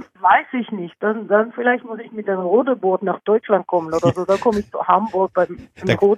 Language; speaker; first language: German; non-native, fluent; Norwegian